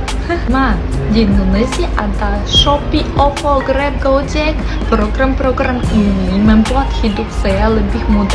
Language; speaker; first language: Indonesian; non-native, learner; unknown